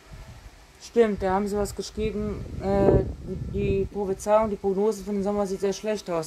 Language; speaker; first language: German; native; German